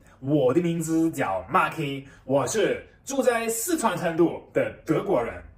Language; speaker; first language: Chinese; non-native, fluent; German